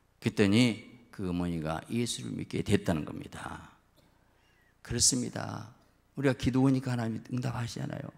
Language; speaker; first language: Korean; native; Korean